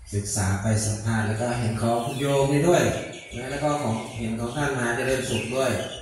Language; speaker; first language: Thai; non-native, local second language; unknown